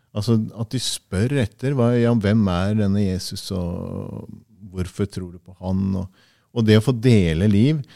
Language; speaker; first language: Norwegian; early bilingual, heritage; Norwegian